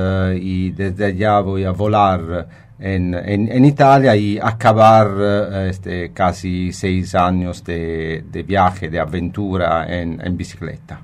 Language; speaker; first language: Spanish; non-native, fluent; Italian